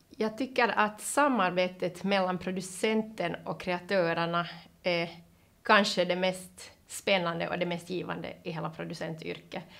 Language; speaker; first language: Swedish; native; Swedish